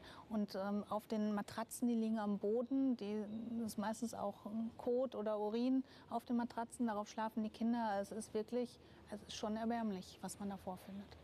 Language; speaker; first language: German; native; German